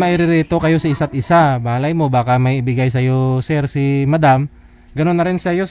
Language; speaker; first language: Filipino; native; Filipino